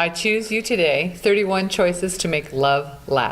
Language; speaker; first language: English; native; English